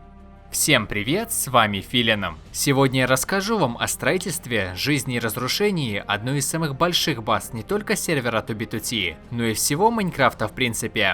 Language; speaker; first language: Russian; native; Russian